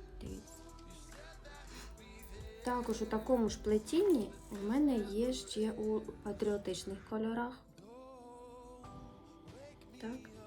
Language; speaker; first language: Ukrainian; native; Ukrainian